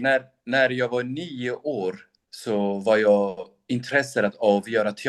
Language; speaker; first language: Swedish; non-native, local second language; Kurdish